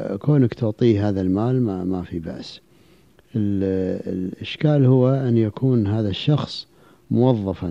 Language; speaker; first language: Arabic; native; Arabic